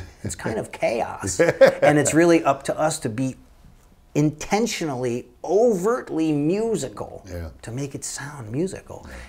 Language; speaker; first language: English; native; English